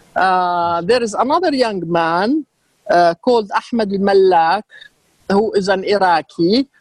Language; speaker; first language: English; non-native, fluent; Arabic